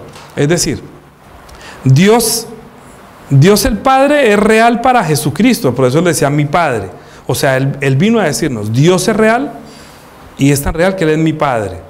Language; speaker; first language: Spanish; native; Spanish